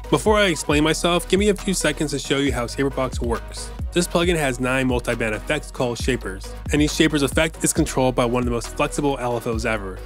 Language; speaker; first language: English; native; English